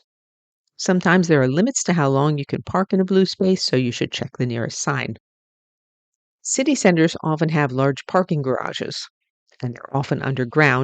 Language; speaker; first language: English; native; English